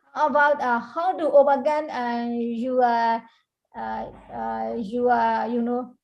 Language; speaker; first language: English; non-native, learner; Burmese